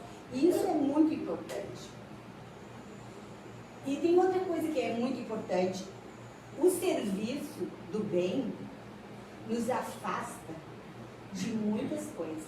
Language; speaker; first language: Portuguese; native; Portuguese